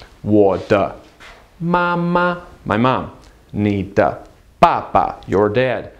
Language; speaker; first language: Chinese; non-native, fluent; English